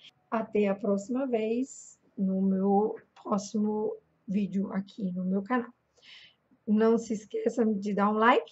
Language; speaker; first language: Portuguese; non-native, fluent; German